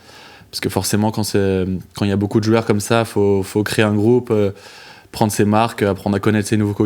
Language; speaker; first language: French; native; French